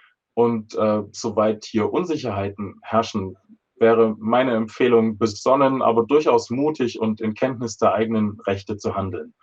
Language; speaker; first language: German; native; German